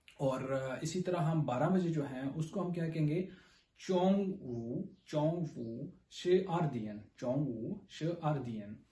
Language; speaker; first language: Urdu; native; Urdu